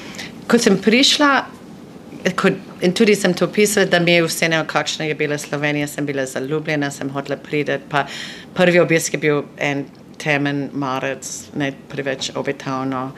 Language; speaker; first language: Slovenian; non-native, fluent; English